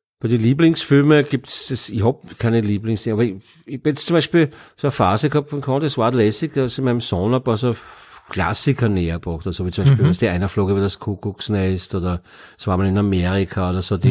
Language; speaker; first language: German; native; German